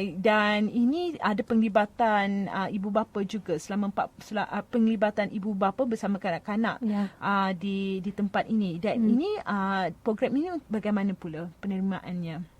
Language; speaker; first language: Malay; native; Malay